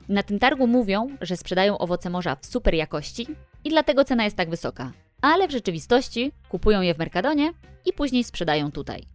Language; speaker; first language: Polish; native; Polish